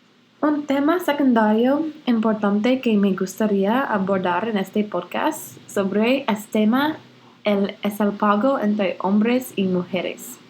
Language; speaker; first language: Spanish; non-native, learner; English